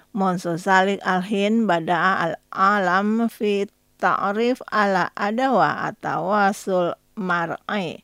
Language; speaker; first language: Arabic; non-native, fluent; Indonesian